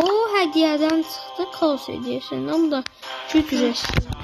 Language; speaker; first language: Turkish; non-native, learner; Azerbaijani